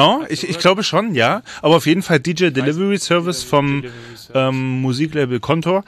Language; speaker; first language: German; native; German